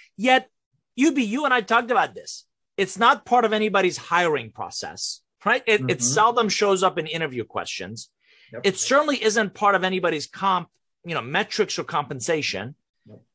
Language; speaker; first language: English; non-native, fluent; Persian